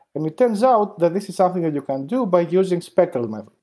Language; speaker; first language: English; non-native, fluent; Greek